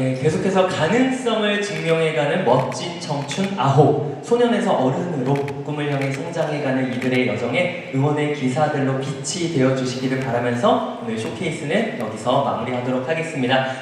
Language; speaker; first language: Korean; native; Korean